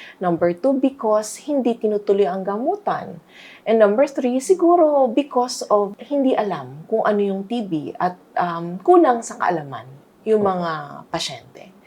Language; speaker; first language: Filipino; native; Filipino